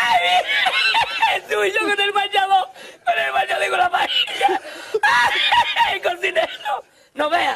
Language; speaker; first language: Spanish; native; Spanish